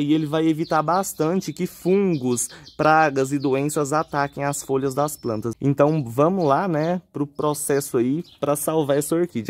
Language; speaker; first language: Portuguese; native; Portuguese